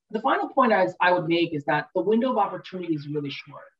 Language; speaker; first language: English; native; English